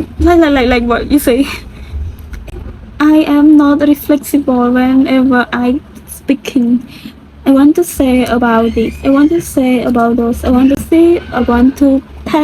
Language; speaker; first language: English; non-native, learner; Khmer